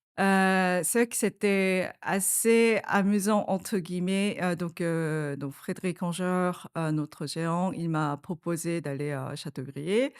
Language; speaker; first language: French; non-native, fluent; Korean